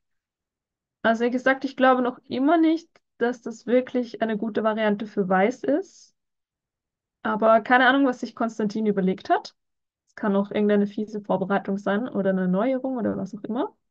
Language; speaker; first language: German; native; German